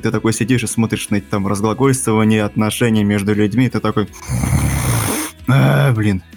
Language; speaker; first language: Russian; native; Russian